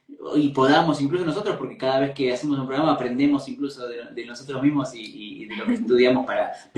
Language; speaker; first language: Spanish; native; Spanish